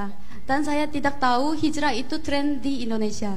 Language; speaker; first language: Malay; non-native, fluent; Korean